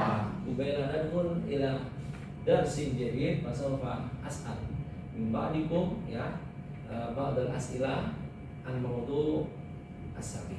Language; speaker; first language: Arabic; non-native, learner; Indonesian